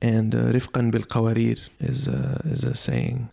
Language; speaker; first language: English; early bilingual, other home language; Arabic